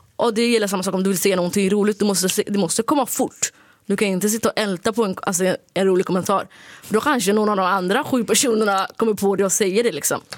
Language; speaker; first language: Swedish; early bilingual, other home language; Somali